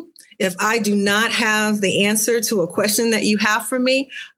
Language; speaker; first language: English; native; English